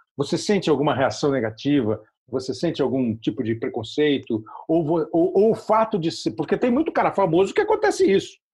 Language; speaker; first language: Portuguese; native; Portuguese